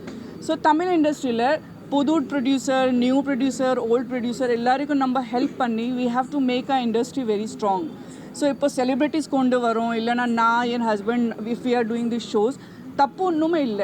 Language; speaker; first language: Tamil; non-native, fluent; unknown